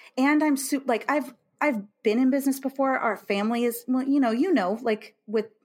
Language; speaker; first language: English; native; English